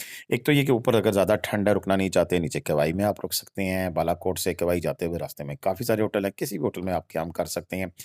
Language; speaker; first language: Hindi; non-native, local second language; Punjabi